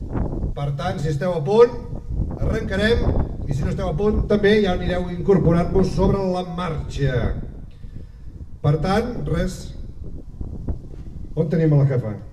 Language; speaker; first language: Catalan; native; Catalan